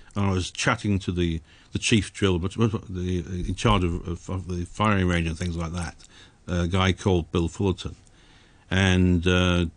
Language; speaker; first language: English; native; English